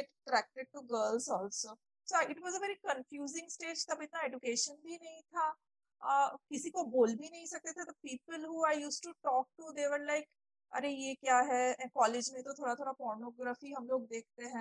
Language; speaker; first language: English; non-native, local second language; Bangla